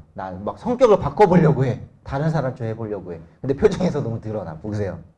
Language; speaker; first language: Korean; native; Korean